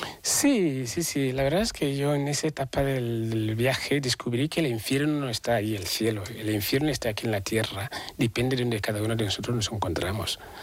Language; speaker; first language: Spanish; non-native, fluent; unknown